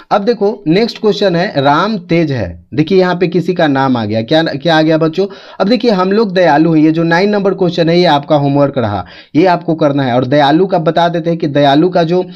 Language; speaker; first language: Hindi; native; Hindi